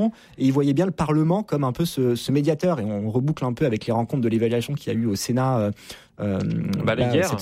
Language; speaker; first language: French; native; French